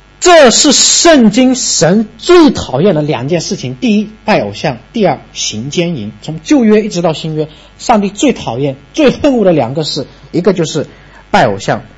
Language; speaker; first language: Chinese; native; Chinese